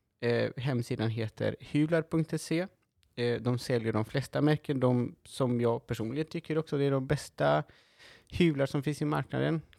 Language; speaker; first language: Swedish; non-native, fluent; Spanish